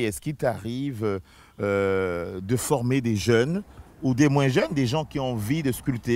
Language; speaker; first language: French; native; French